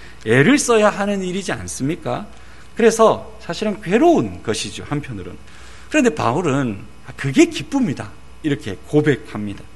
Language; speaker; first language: Korean; native; Korean